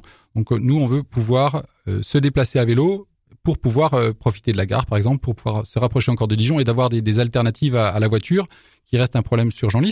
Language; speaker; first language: French; native; French